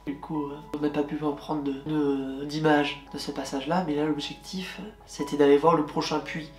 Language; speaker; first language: French; native; French